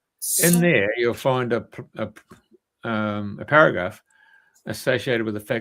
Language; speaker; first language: English; native; English